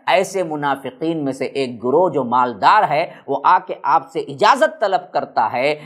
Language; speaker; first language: Urdu; native; Urdu